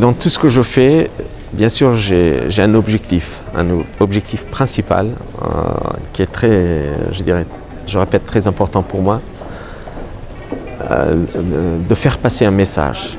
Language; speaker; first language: French; non-native, fluent; Persian